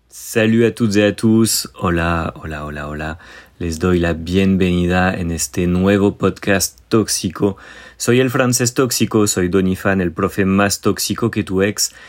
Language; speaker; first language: Spanish; non-native, fluent; French